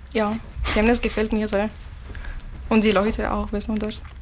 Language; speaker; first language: German; non-native, learner; Arabic